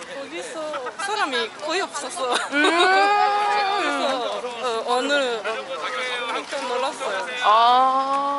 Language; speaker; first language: Korean; non-native, learner; Japanese